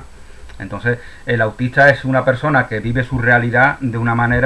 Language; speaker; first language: Spanish; native; Spanish